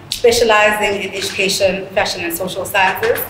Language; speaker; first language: English; non-native, local second language; Zulu